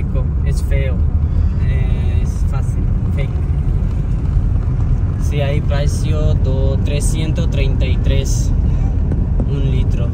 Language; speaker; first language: Spanish; non-native, learner; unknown